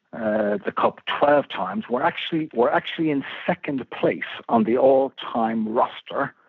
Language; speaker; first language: English; native; English